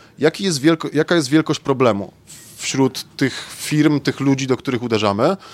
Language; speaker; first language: Polish; native; Polish